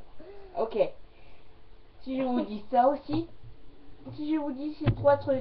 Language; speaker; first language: French; native; French